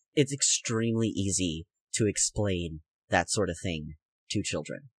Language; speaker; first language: English; native; English